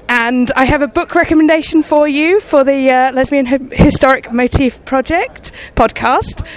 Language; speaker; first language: English; native; English